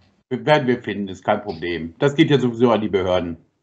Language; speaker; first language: German; native; German